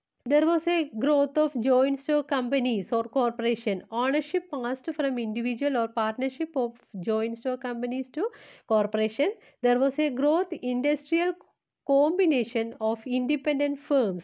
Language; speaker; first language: English; non-native, local second language; Malayalam